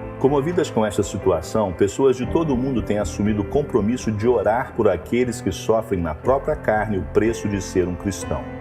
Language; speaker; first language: Portuguese; native; Portuguese